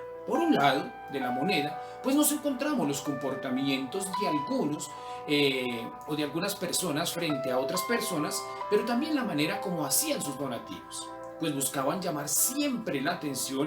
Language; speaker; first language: Spanish; native; Spanish